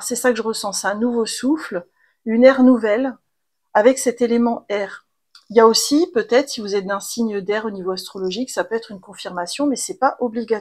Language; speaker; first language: French; native; French